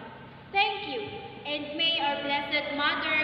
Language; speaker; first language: English; non-native, local second language; Hiligaynon